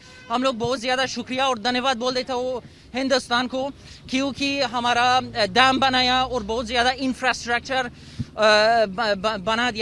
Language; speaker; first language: Hindi; non-native, fluent; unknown